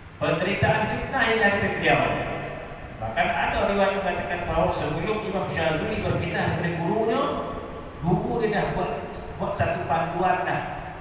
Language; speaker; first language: Malay; native; Malay